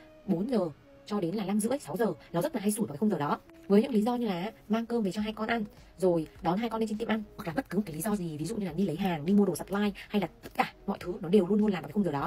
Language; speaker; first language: Vietnamese; native; Vietnamese